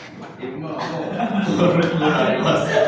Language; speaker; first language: Japanese; non-native, learner; Indonesian